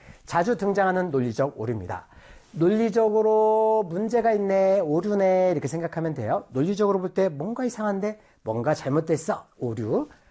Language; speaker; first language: Korean; native; Korean